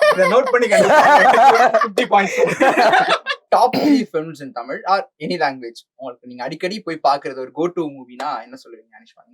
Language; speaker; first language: Tamil; native; Tamil